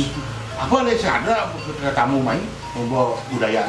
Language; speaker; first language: Indonesian; non-native, local second language; Balinese